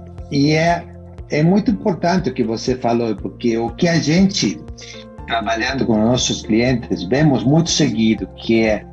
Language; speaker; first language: Portuguese; non-native, fluent; Spanish